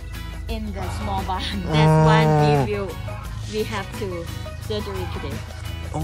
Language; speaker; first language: English; non-native, learner; Thai